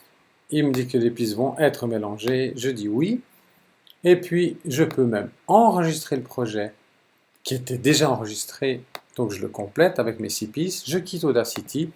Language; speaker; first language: French; native; French